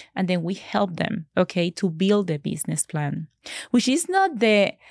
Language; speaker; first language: English; non-native, fluent; Spanish